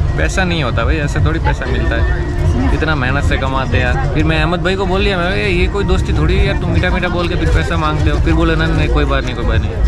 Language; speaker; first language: Hindi; native; Hindi